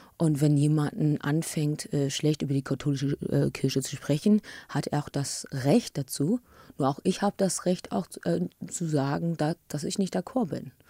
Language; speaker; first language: German; early bilingual, other home language; English